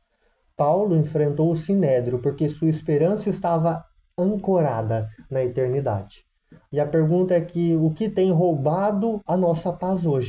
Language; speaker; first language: Portuguese; native; Portuguese